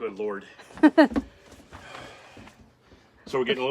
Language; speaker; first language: English; native; English